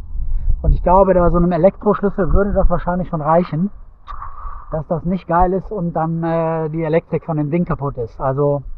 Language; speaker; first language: German; native; German